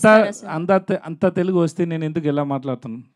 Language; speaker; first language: Telugu; non-native, learner; Tamil